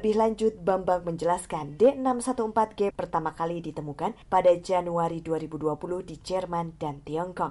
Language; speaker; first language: Indonesian; native; Indonesian